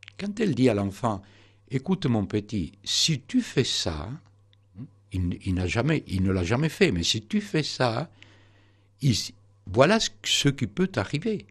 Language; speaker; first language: French; non-native, fluent; Spanish